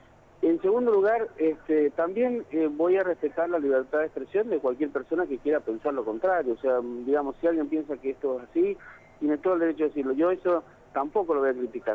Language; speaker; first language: Spanish; native; Spanish